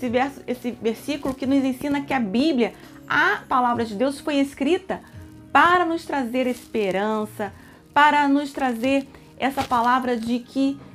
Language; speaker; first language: Portuguese; native; Portuguese